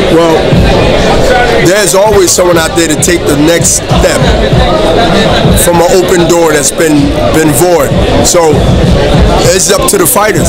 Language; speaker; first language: English; native; English